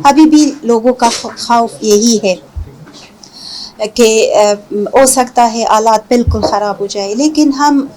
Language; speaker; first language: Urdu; non-native, fluent; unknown